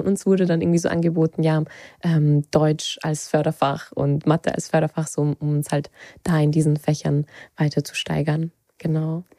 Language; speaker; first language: German; early bilingual, other home language; Georgian